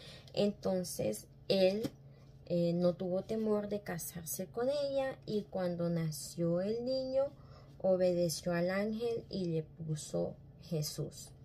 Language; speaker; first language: Spanish; native; Spanish